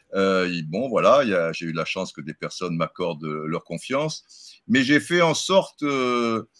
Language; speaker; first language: French; native; French